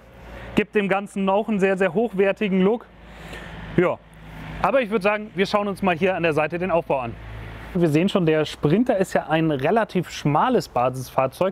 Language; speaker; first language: German; native; German